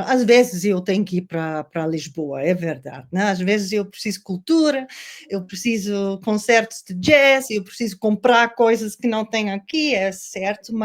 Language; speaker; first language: Portuguese; non-native, learner; Dutch